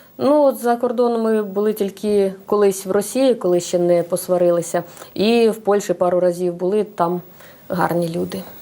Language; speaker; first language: Ukrainian; non-native, local second language; Russian